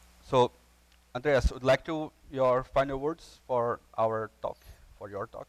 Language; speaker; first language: English; non-native, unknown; Portuguese